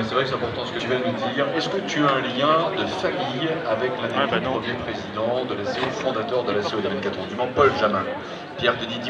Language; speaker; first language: French; native; French